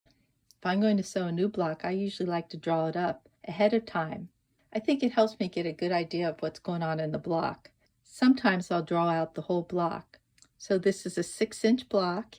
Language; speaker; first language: English; native; English